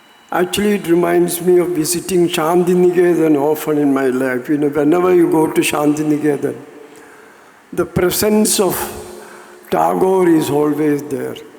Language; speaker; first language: English; non-native, local second language; Malayalam